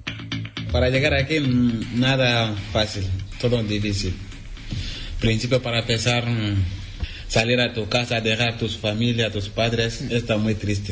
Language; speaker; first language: Spanish; non-native, learner; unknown